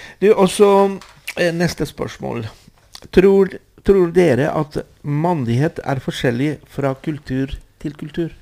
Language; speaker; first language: Norwegian; non-native, fluent; Spanish